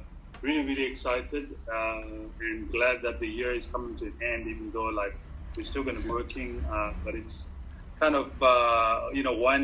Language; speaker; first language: English; non-native, local second language; Shona